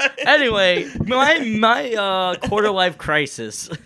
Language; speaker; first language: English; native; English